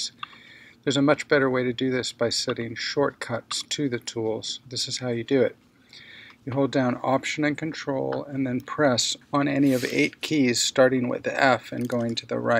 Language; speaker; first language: English; native; English